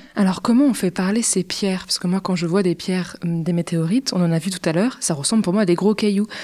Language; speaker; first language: French; native; French